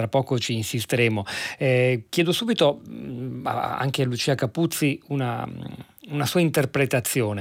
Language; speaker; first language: Italian; native; Italian